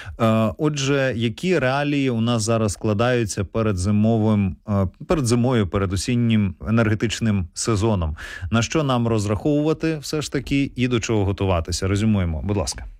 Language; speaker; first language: Ukrainian; native; Ukrainian